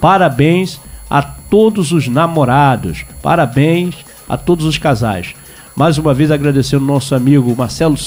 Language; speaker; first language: Portuguese; native; Portuguese